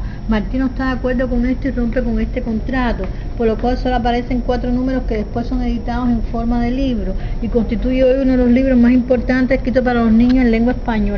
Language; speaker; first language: Spanish; native; Spanish